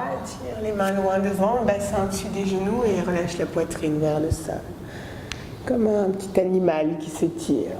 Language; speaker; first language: French; native; French